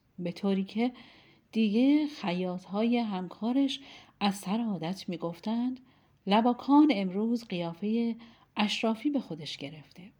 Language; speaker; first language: Persian; native; Persian